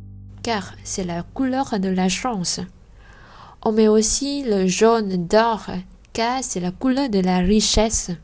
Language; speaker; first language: French; non-native, learner; Vietnamese